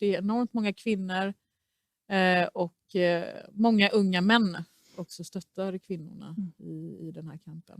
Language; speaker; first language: Swedish; early bilingual, other home language; Persian